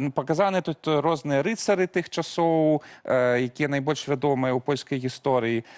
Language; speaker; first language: Belarusian; native; Belarusian